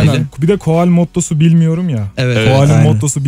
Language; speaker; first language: Turkish; native; Turkish